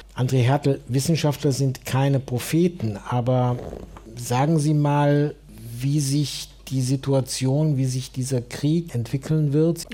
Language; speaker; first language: German; native; German